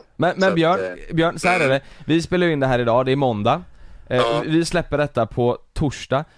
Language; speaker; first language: Swedish; native; Swedish